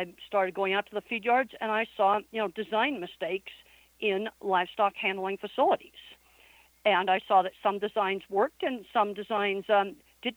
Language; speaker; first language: English; native; English